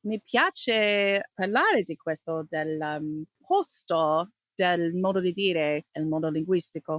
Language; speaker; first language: Italian; non-native, learner; English